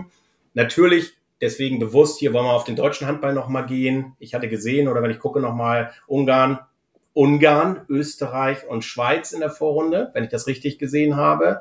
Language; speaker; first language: German; native; German